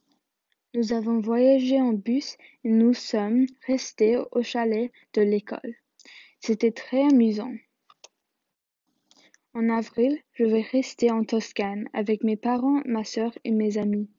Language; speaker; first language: French; non-native, learner; English